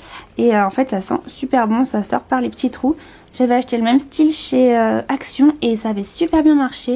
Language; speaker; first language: French; native; French